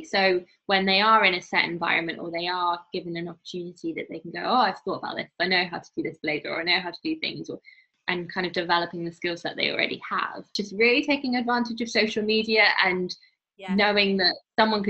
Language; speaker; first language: English; native; English